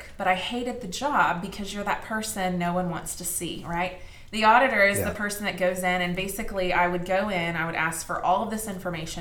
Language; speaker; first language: English; native; English